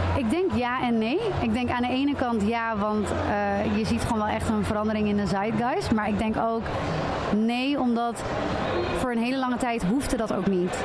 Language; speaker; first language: Dutch; native; Dutch